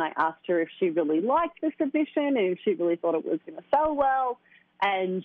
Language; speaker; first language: English; native; English